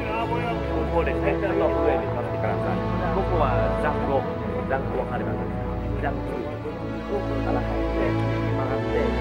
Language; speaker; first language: Japanese; non-native, learner; Vietnamese